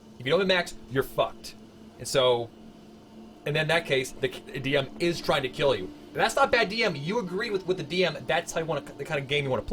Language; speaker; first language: English; native; English